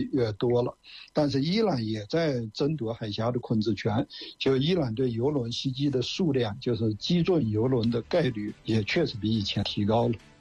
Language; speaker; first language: Chinese; native; Chinese